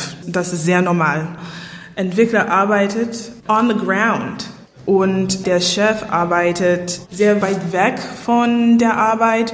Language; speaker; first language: German; non-native, learner; English